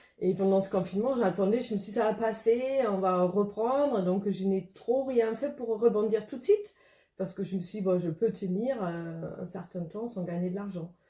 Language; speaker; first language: French; non-native, fluent; German